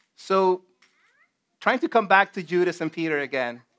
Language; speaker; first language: English; non-native, fluent; Spanish